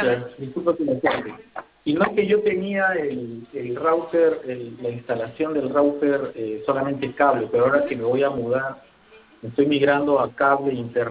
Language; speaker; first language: Spanish; native; Spanish